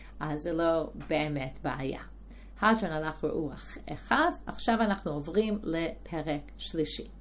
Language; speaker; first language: Hebrew; non-native, fluent; English